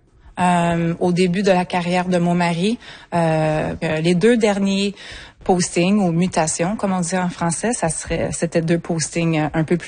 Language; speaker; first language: French; native; French